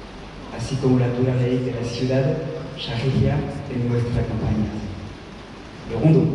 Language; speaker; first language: Spanish; non-native, learner; French